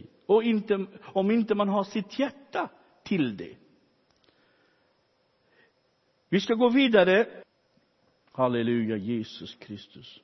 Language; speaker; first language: Swedish; non-native, fluent; Romany